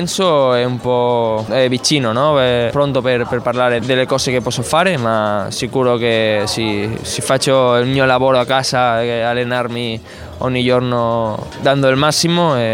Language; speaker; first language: Italian; non-native, fluent; Spanish